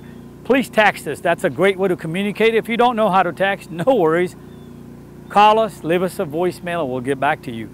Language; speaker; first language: English; non-native, fluent; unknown